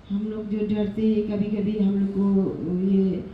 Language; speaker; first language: Hindi; non-native, learner; Burmese